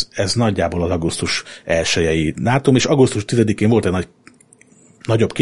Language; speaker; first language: Hungarian; native; Hungarian